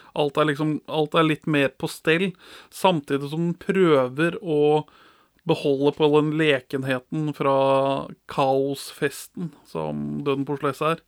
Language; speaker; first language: Norwegian; native; Norwegian